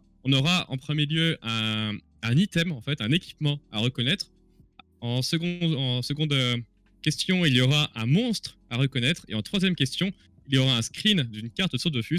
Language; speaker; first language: French; native; French